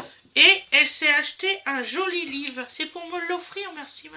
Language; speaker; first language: French; native; French